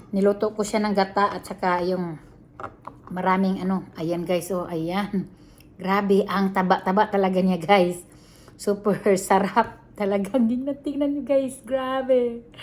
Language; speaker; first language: Filipino; non-native, local second language; Cebuano